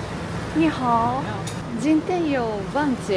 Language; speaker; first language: Chinese; non-native, learner; Japanese